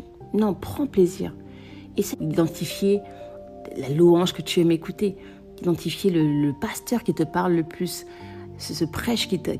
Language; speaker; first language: French; native; French